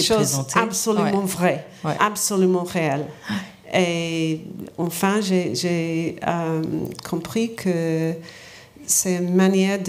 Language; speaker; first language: French; non-native, learner; English